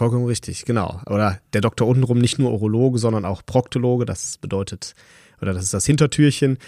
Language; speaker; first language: German; native; German